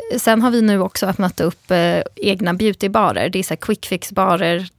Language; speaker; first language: Swedish; early bilingual, other home language; Persian